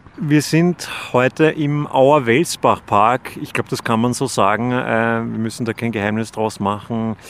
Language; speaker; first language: German; native; German